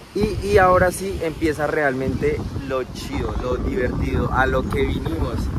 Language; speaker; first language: Spanish; native; Spanish